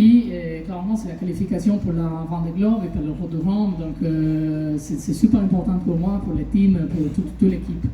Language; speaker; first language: French; non-native, learner; Italian